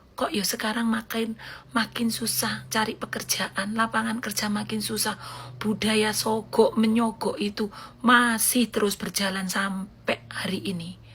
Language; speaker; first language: Indonesian; native; Indonesian